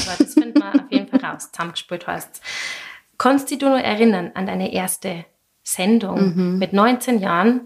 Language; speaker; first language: German; native; German